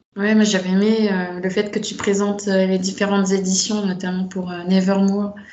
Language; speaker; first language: French; native; French